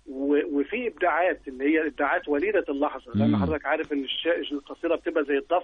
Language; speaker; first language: Arabic; native; Arabic